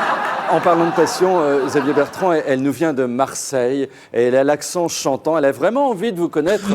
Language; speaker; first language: French; native; French